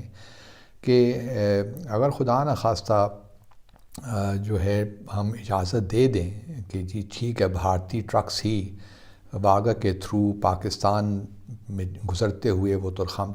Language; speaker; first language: Urdu; native; Urdu